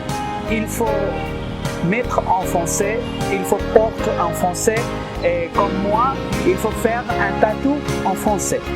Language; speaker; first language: French; non-native, fluent; Bangla